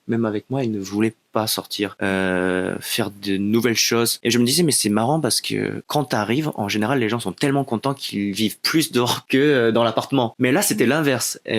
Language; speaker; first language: French; native; French